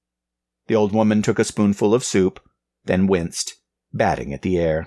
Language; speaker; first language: English; native; English